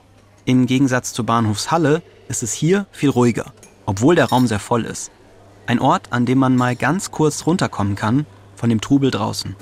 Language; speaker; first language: German; native; German